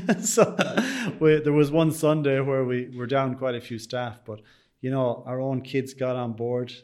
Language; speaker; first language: English; native; English